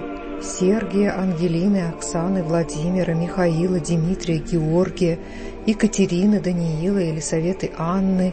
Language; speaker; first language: Russian; native; Russian